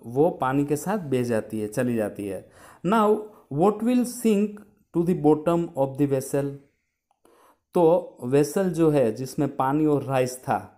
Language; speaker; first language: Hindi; non-native, local second language; Gujarati